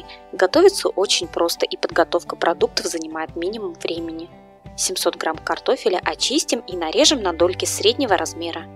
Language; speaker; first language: Russian; native; Russian